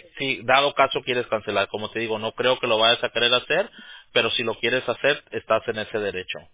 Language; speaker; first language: Spanish; early bilingual, heritage; Spanish